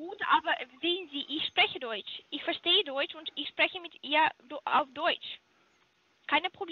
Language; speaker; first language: German; non-native, learner; Russian